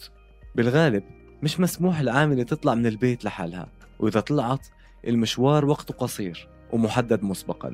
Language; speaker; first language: Arabic; native; Arabic